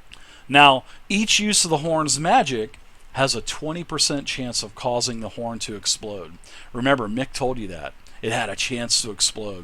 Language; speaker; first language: English; native; English